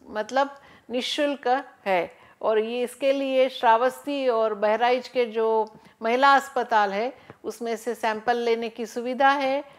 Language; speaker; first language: Hindi; non-native, local second language; Marathi